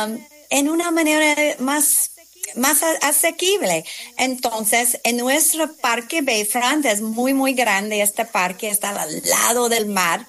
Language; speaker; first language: Spanish; non-native, fluent; English